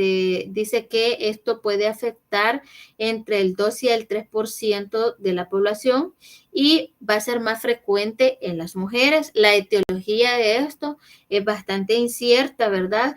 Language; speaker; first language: Spanish; native; Spanish